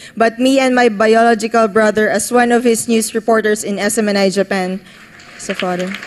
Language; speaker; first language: English; non-native, local second language; Filipino